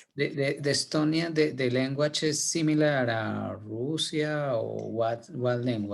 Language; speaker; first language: English; non-native, learner; Spanish